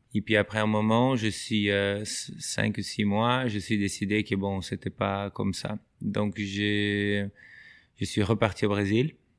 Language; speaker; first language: French; non-native, fluent; Portuguese